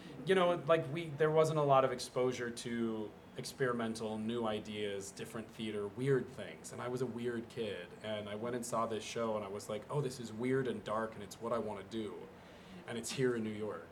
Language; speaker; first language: English; native; English